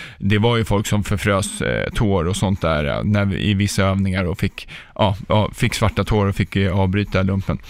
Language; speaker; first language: Swedish; early bilingual, other home language; Czech